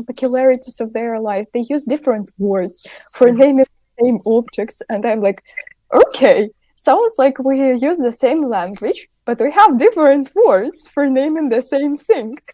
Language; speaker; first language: English; non-native, fluent; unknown